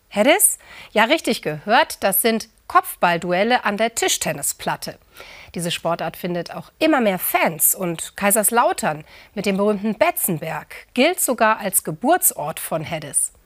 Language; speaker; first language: German; native; German